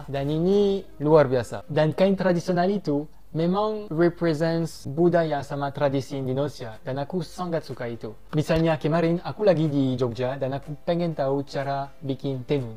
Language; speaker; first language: Indonesian; non-native, fluent; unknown